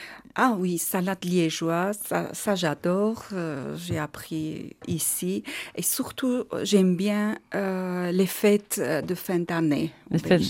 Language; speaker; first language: French; non-native, learner; Armenian